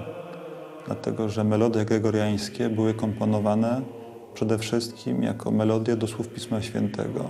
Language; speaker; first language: Polish; native; Polish